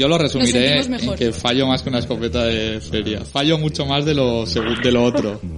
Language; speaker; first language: Spanish; native; Spanish